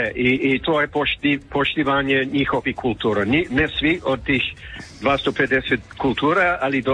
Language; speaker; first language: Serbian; early bilingual, heritage; English